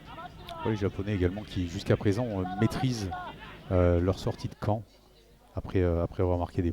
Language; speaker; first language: French; native; French